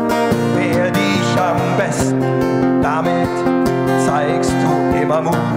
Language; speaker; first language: German; native; German